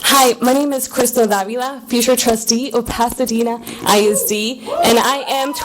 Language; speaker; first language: English; early bilingual, other home language; Spanish